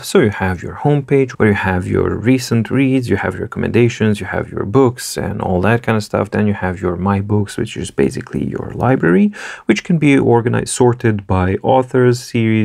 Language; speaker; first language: English; non-native, fluent; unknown